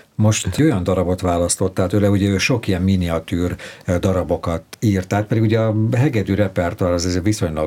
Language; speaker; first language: Hungarian; native; Hungarian